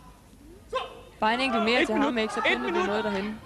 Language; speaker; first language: Danish; native; Danish